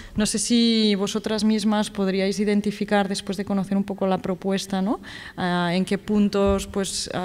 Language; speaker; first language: Spanish; non-native, local second language; Catalan